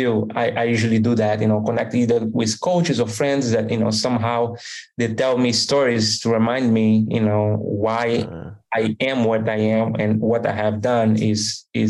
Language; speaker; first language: English; non-native, fluent; Portuguese